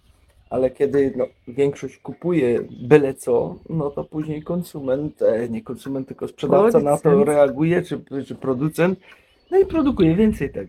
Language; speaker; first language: Polish; native; Polish